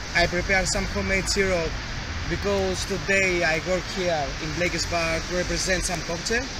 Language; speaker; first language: English; non-native, learner; Greek